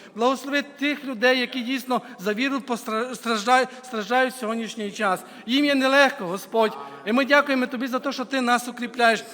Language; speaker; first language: Ukrainian; native; Ukrainian